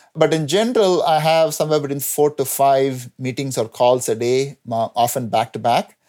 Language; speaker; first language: English; non-native, local second language; Tamil